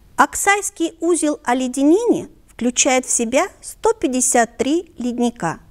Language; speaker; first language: Russian; non-native, local second language; Kyrgyz